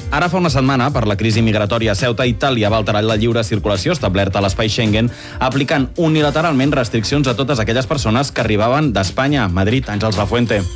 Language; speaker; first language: Catalan; native; Catalan